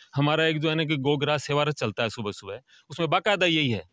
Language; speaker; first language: Hindi; native; Hindi